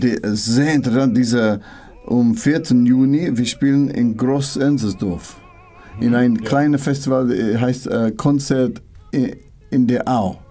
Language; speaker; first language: German; non-native, learner; English